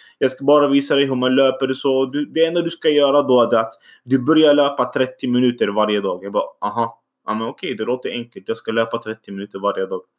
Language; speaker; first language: Swedish; early bilingual, other home language; Arabic